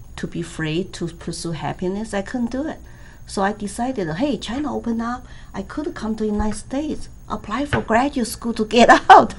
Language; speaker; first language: English; non-native, fluent; Chinese